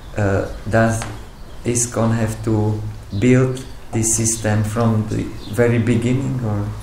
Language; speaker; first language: English; non-native, learner; Slovak